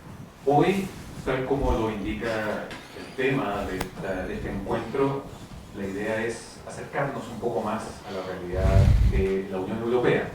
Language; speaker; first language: Spanish; native; Spanish